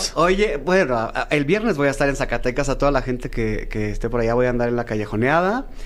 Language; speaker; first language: Spanish; native; Spanish